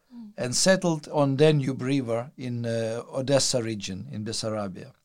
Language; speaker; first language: English; non-native, fluent; Russian